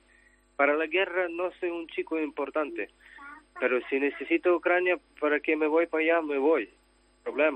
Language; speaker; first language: Spanish; non-native, learner; Ukrainian